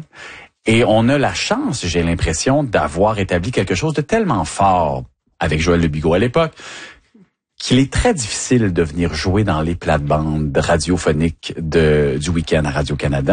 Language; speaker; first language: French; native; French